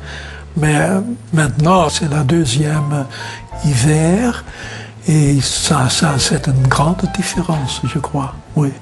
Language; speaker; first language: French; non-native, learner; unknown